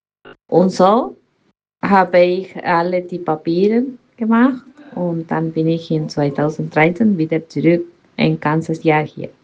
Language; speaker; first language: German; non-native, learner; Spanish